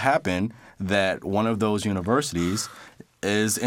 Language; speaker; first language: English; native; English